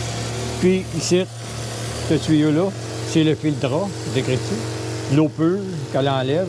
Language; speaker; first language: French; native; French